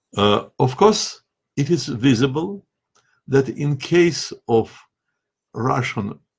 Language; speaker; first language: English; non-native, fluent; Russian